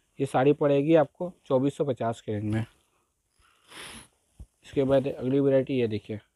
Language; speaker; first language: Hindi; native; Hindi